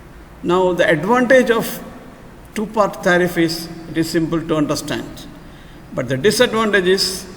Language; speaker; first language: English; non-native, local second language; Malayalam